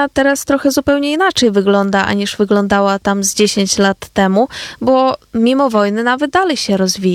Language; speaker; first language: Polish; non-native, fluent; Ukrainian